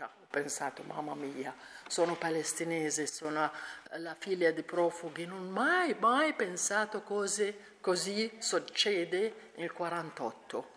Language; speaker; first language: Italian; non-native, learner; Arabic